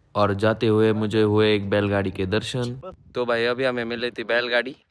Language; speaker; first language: Hindi; non-native, local second language; Marathi